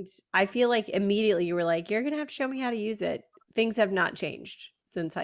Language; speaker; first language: English; native; English